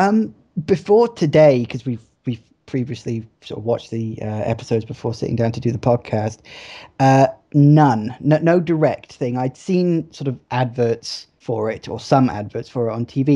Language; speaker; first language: English; native; English